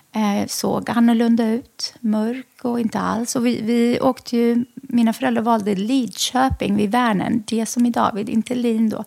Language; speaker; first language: Swedish; early bilingual, other home language; Arabic